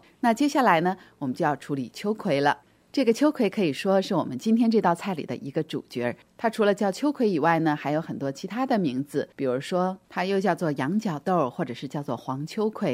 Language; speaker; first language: Chinese; native; Chinese